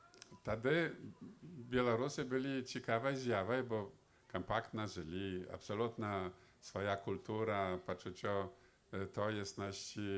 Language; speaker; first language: Polish; non-native, local second language; Belarusian